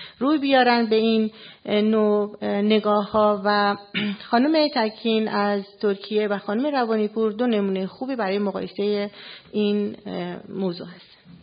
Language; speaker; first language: Persian; native; Persian